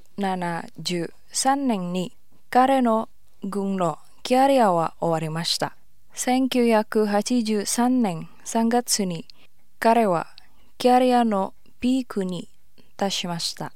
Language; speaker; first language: Japanese; non-native, fluent; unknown